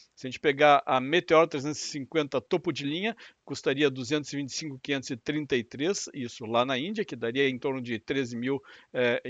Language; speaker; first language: Portuguese; native; Portuguese